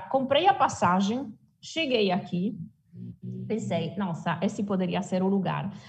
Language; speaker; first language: Portuguese; non-native, fluent; Italian